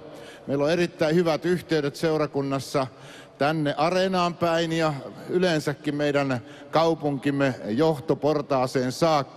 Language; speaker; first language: Finnish; native; Finnish